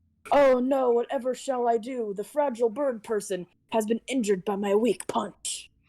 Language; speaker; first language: English; native; English